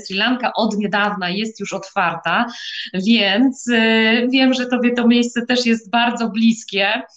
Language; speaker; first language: Polish; native; Polish